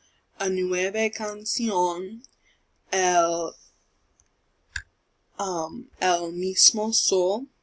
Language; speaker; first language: Spanish; non-native, learner; English